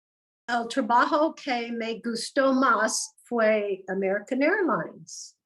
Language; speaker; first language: Spanish; non-native, learner; English